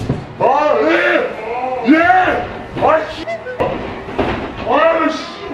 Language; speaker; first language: Korean; native; Korean